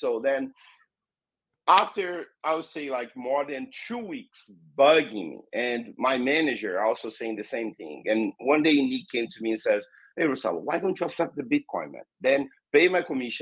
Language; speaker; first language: English; non-native, fluent; Portuguese